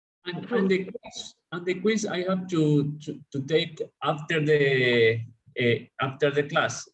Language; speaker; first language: English; non-native, learner; Spanish